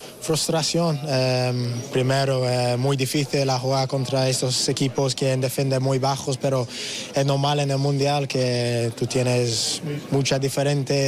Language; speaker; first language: Spanish; non-native, learner; English